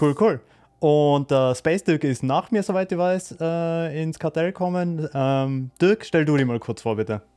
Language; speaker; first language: German; native; German